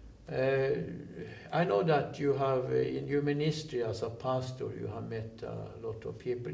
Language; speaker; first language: English; non-native, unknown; Norwegian